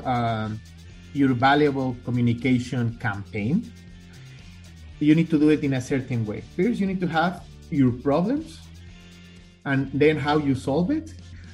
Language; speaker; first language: English; non-native, fluent; Spanish